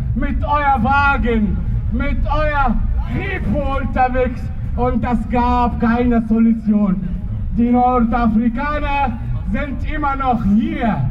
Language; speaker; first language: German; non-native, learner; Arabic